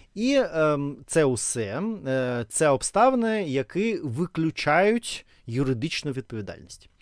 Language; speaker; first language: Ukrainian; non-native, local second language; Russian